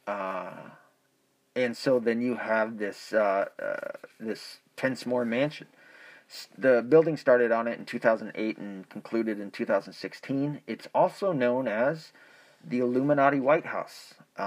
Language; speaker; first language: English; native; English